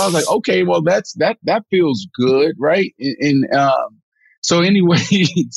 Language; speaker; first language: English; native; English